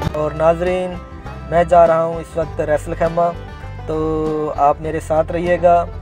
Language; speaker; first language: Urdu; non-native, local second language; Punjabi